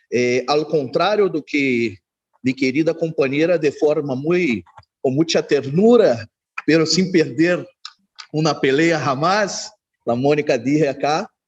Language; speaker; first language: Spanish; non-native, learner; Portuguese